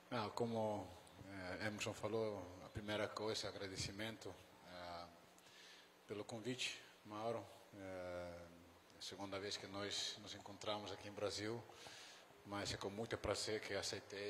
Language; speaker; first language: Portuguese; non-native, fluent; Dutch